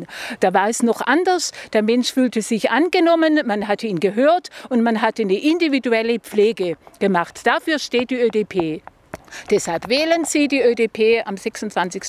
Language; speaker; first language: German; native; German